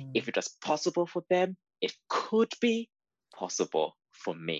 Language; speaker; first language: English; native; English